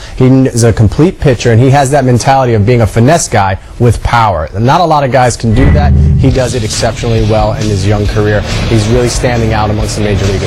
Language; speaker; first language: English; native; English